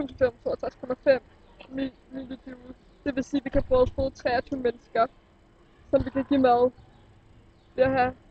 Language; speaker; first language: Danish; native; Danish